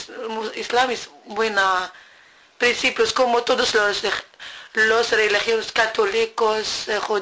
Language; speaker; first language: Spanish; non-native, learner; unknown